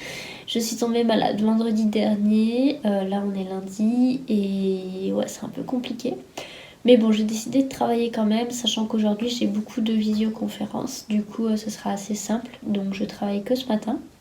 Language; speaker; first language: French; native; French